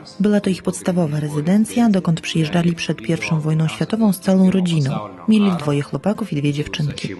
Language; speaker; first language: Polish; native; Polish